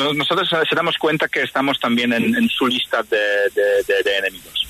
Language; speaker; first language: Spanish; non-native, fluent; Polish